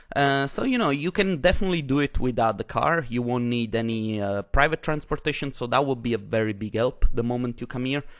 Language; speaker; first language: English; non-native, fluent; Italian